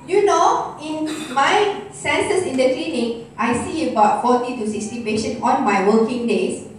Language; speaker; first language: English; non-native, local second language; Malay